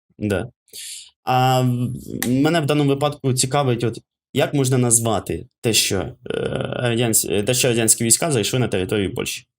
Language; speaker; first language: Ukrainian; native; Ukrainian